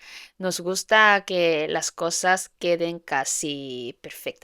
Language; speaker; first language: Spanish; non-native, fluent; Korean